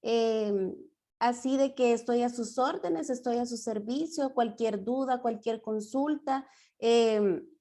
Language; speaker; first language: Spanish; native; Spanish